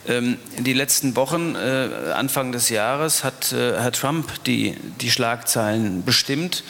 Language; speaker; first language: German; native; German